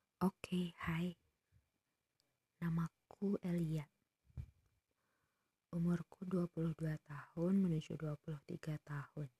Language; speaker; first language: Indonesian; non-native, local second language; Sundanese